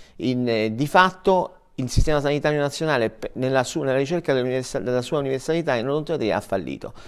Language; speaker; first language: Italian; native; Italian